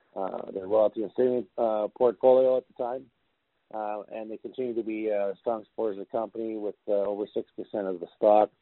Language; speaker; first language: English; native; English